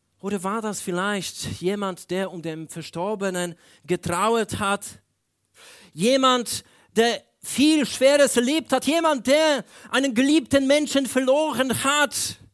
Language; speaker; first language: German; non-native, fluent; Polish